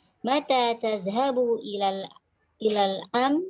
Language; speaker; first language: Arabic; non-native, learner; Indonesian